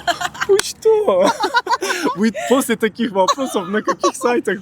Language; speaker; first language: Russian; non-native, learner; Turkish